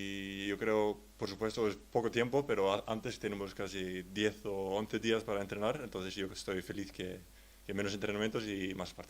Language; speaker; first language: Spanish; non-native, learner; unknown